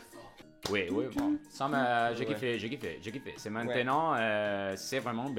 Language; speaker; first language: French; non-native, fluent; Italian